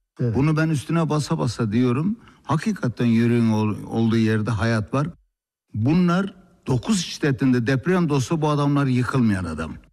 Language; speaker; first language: Turkish; native; Turkish